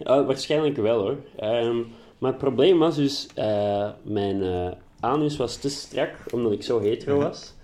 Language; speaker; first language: Dutch; native; Dutch